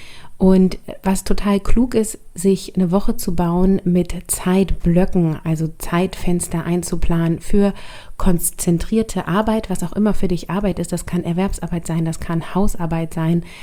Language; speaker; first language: German; native; German